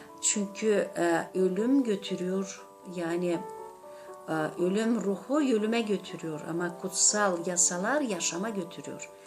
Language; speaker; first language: Turkish; non-native, learner; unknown